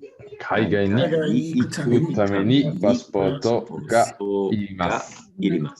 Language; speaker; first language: Japanese; non-native, learner; English